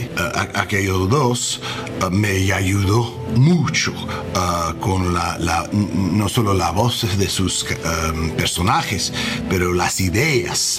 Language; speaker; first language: Spanish; non-native, learner; English